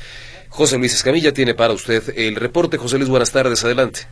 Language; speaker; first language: Spanish; native; Spanish